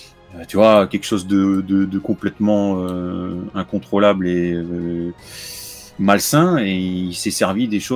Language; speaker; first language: French; native; French